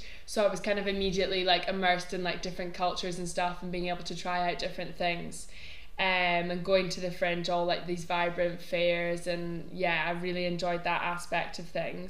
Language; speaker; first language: English; native; English